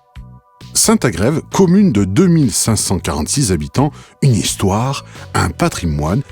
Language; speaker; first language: French; native; French